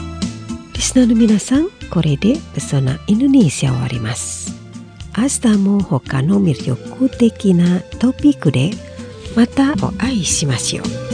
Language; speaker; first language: Japanese; non-native, fluent; Indonesian